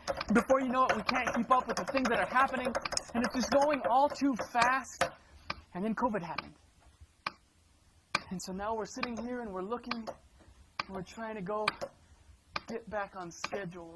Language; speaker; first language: English; native; English